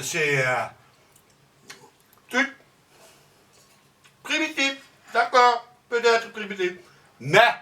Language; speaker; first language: French; non-native, learner; Dutch